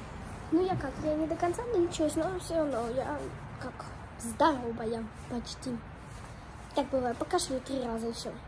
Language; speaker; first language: Russian; early bilingual, heritage; Russian